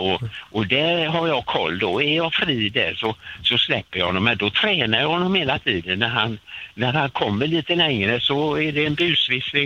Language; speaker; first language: Swedish; native; Swedish